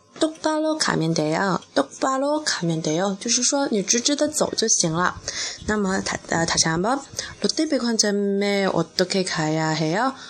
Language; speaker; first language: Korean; non-native, fluent; Chinese